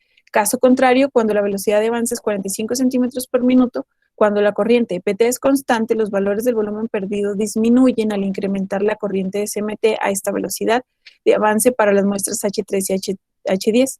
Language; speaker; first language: Spanish; native; Spanish